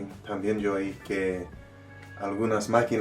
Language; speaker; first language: Spanish; non-native, learner; English